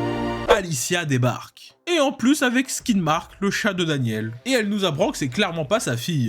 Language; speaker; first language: French; native; French